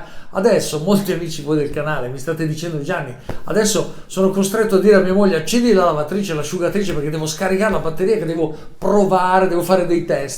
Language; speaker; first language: Italian; native; Italian